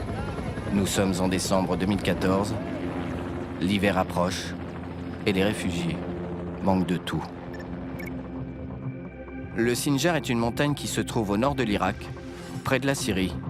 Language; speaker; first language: French; native; French